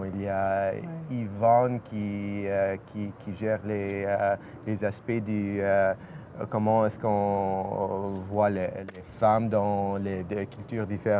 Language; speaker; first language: French; non-native, fluent; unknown